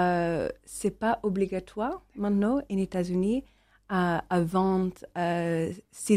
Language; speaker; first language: French; non-native, learner; English